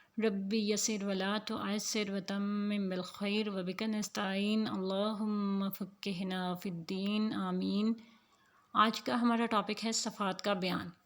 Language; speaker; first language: Urdu; native; Urdu